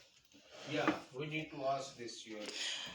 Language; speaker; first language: English; non-native, learner; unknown